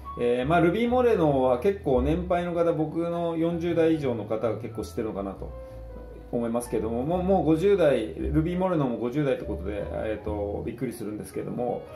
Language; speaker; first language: Japanese; native; Japanese